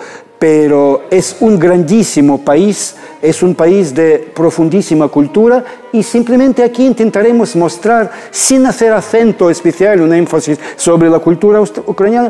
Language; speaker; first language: Spanish; non-native, fluent; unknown